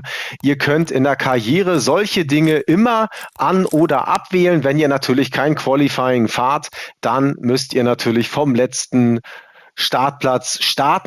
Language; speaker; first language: German; native; German